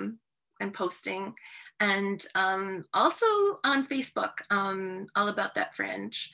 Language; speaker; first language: English; native; English